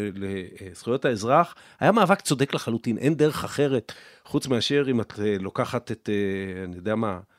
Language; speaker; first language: Hebrew; native; Hebrew